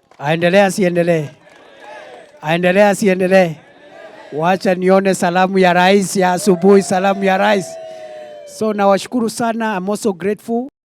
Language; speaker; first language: Swahili; non-native, local second language; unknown